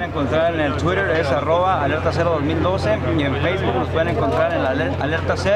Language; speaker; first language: Spanish; native; Spanish